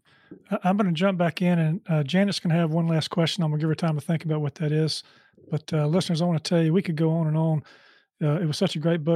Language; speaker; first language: English; native; English